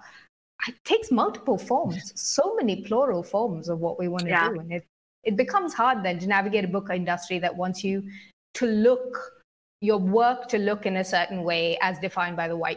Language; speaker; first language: English; native; English